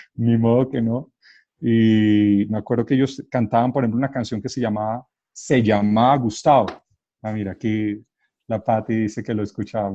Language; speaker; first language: Spanish; native; Spanish